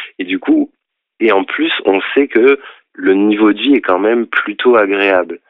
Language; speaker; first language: French; native; French